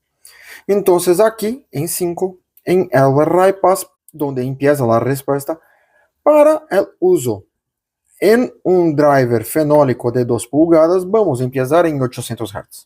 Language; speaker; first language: Spanish; non-native, local second language; Portuguese